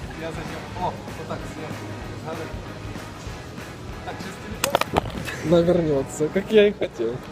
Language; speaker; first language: Russian; non-native, local second language; Ukrainian